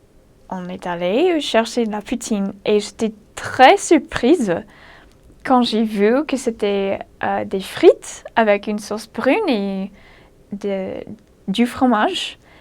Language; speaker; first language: French; non-native, fluent; English